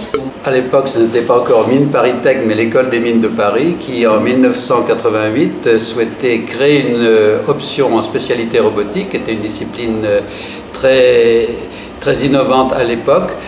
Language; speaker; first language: French; native; French